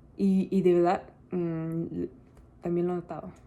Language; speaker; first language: Spanish; early bilingual, heritage; Spanish